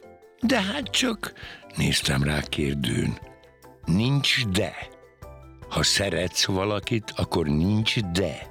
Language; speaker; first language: Hungarian; native; Hungarian